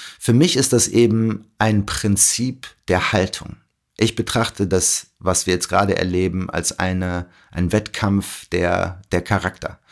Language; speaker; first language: German; early bilingual, other home language; Arabic